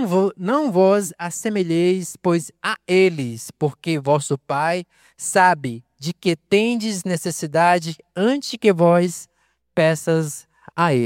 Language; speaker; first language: Portuguese; native; Portuguese